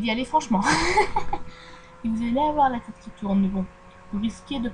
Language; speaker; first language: French; native; French